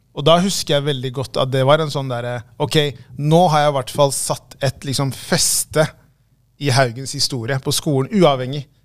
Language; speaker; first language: Norwegian; early bilingual, other home language; Tigrinya